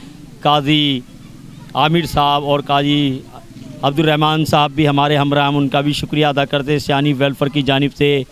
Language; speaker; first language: Urdu; native; Urdu